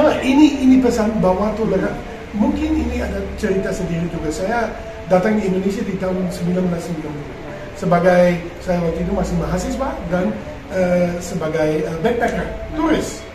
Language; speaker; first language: Indonesian; non-native, fluent; Dutch